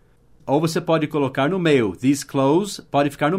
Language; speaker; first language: Portuguese; non-native, fluent; English